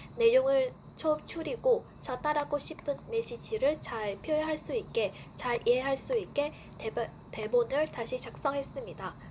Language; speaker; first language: Korean; non-native, fluent; Vietnamese